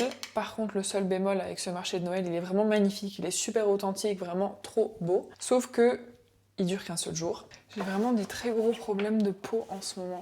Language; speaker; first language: French; native; French